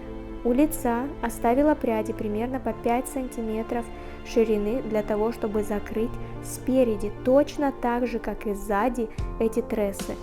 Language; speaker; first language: Russian; native; Russian